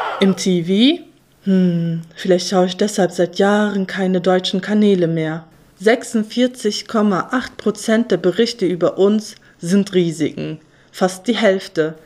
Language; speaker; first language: German; early bilingual, other home language; Turkish